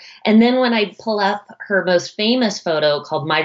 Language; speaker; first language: English; native; English